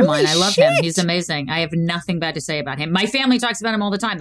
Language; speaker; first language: English; native; English